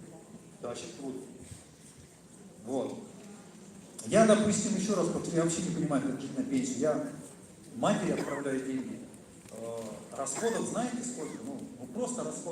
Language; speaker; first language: Russian; native; Russian